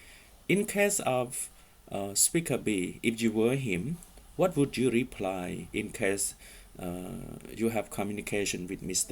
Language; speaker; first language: English; non-native, fluent; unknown